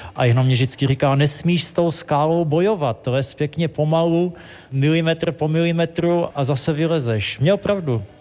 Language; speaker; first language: Czech; native; Czech